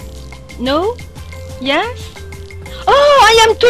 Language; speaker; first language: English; non-native, learner; French